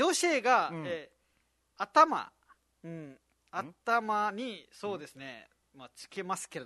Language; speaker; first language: Japanese; non-native, fluent; Nepali